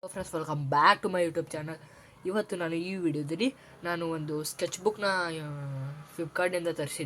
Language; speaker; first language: Kannada; native; Kannada